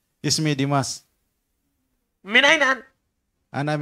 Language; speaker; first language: Arabic; non-native, learner; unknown